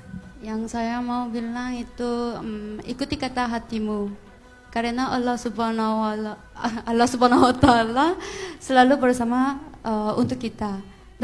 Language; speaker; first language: Indonesian; non-native, fluent; Korean